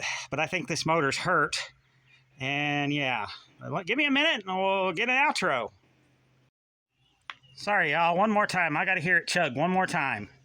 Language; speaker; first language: English; native; English